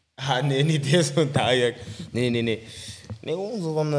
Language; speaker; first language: Dutch; native; Dutch